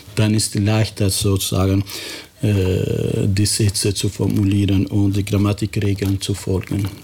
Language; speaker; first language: German; non-native, fluent; Albanian